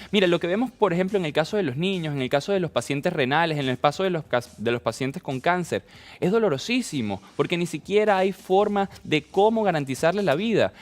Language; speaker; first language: Spanish; native; Spanish